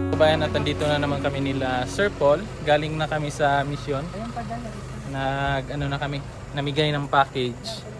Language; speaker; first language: Filipino; non-native, local second language; Cebuano